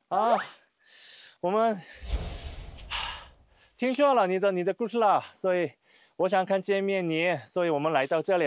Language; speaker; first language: Chinese; non-native, learner; Korean